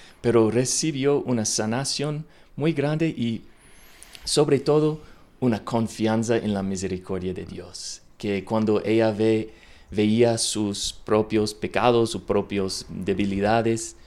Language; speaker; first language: Spanish; non-native, learner; English